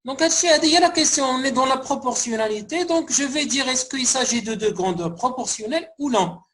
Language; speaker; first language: French; non-native, local second language; Arabic